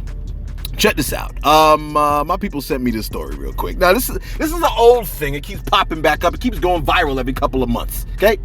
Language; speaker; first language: English; native; English